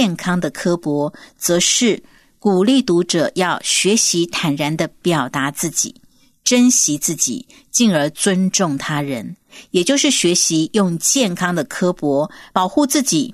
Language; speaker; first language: Chinese; native; Chinese